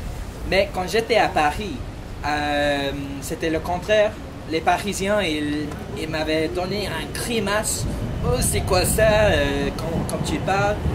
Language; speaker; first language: French; non-native, fluent; English